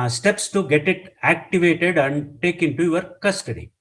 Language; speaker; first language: English; non-native, local second language; Kannada